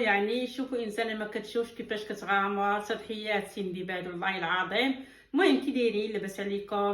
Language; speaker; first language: Arabic; native; Arabic